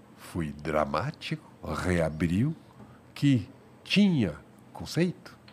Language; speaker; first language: Portuguese; non-native, fluent; French